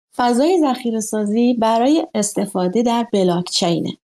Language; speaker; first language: Persian; native; Persian